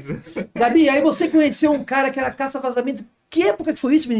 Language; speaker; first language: Portuguese; native; Portuguese